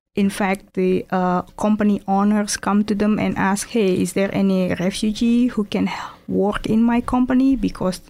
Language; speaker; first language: English; non-native, fluent; Indonesian